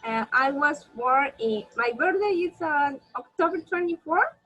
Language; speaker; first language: English; non-native, learner; Spanish